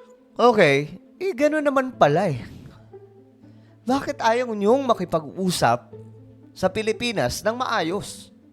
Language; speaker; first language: Filipino; native; Filipino